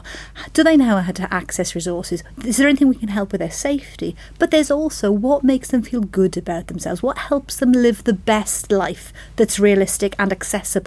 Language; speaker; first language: English; native; English